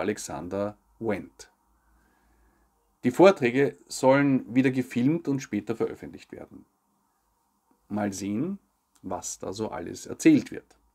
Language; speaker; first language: German; native; German